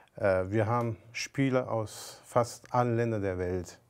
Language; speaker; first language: German; non-native, fluent; Persian